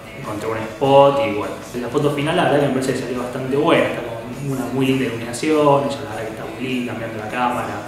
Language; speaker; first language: Spanish; native; Spanish